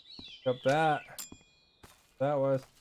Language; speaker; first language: English; native; English